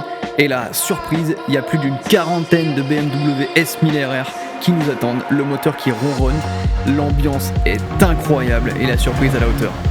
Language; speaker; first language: French; native; French